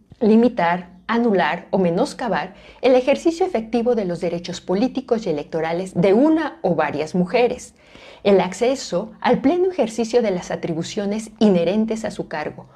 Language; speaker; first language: Spanish; native; Spanish